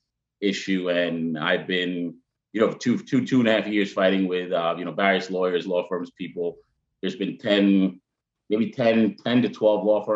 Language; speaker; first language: English; native; English